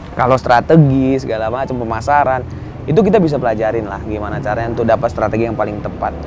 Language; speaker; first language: Indonesian; early bilingual, other home language; Spanish